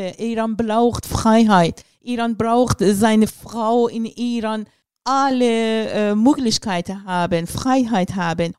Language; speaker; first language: German; non-native, learner; Persian